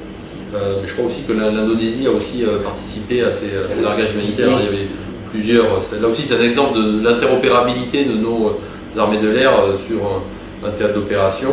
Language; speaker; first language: French; native; French